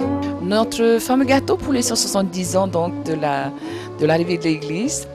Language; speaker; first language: French; native; French